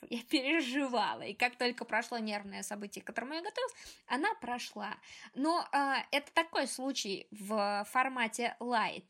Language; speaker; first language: Russian; native; Russian